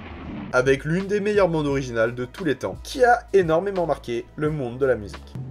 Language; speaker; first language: French; native; French